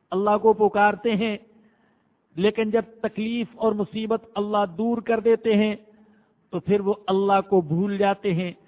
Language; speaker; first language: Urdu; non-native, local second language; Punjabi